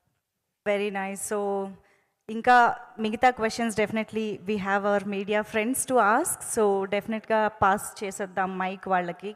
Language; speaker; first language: Telugu; native; Telugu